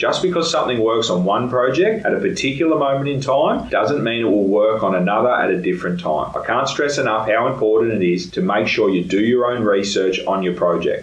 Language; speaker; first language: English; native; English